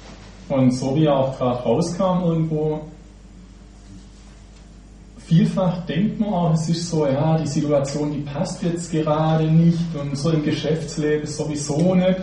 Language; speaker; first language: German; native; German